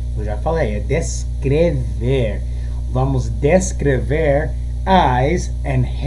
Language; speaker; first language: Portuguese; non-native, fluent; English